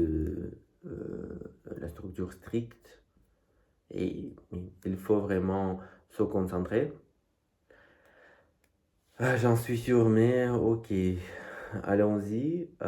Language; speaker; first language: French; non-native, fluent; Russian